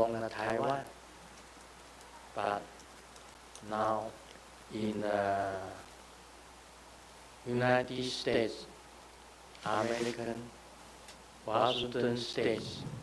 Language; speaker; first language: English; non-native, learner; Chinese